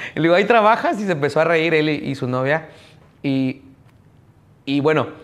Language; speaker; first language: Spanish; native; Spanish